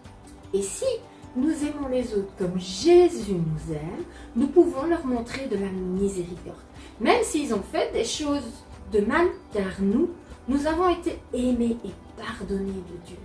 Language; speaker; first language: French; native; French